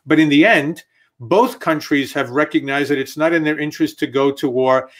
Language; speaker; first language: English; native; English